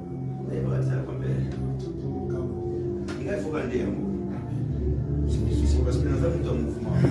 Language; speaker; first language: French; non-native, local second language; Lingala